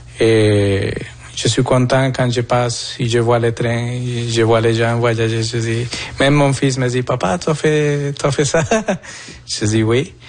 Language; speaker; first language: French; non-native, fluent; Spanish